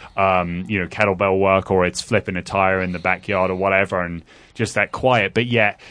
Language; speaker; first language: English; native; English